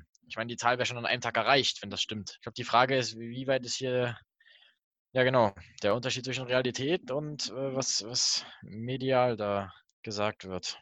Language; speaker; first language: German; native; German